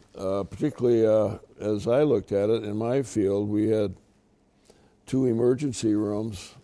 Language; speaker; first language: English; native; English